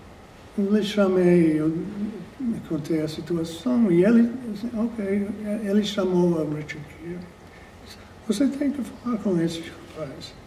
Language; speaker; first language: Portuguese; non-native, fluent; English